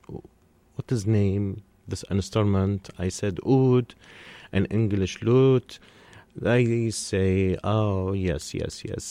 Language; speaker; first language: English; non-native, learner; Arabic